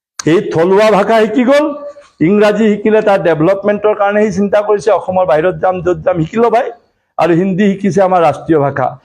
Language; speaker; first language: Assamese; non-native, local second language; Marwari